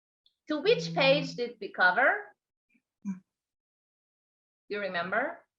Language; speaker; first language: English; non-native, fluent; Persian